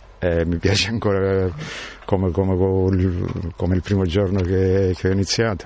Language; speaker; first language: Italian; native; Italian